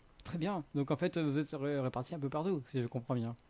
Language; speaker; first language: French; native; French